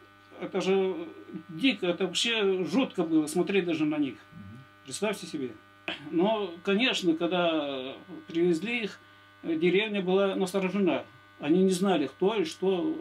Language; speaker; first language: Russian; native; Russian